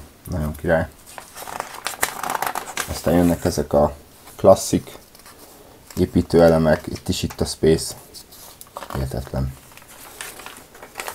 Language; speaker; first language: Hungarian; native; Hungarian